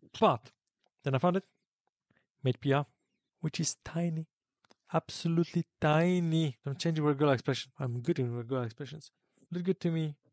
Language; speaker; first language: English; non-native, fluent; Polish